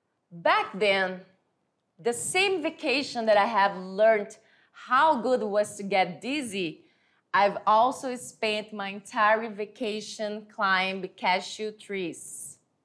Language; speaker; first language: English; non-native, fluent; Portuguese